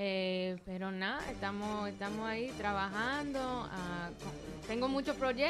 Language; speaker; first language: Spanish; early bilingual, heritage; Spanish